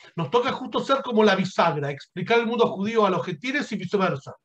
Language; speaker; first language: Spanish; native; Spanish